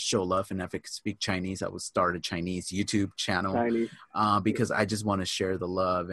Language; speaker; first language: English; native; English